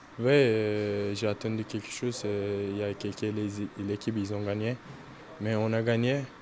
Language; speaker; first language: French; non-native, learner; Turkish